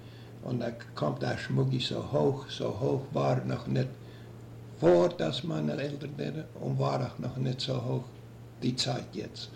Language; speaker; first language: German; early bilingual, heritage; German